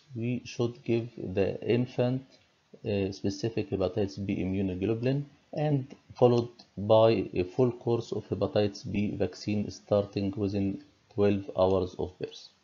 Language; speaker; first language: English; non-native, fluent; Arabic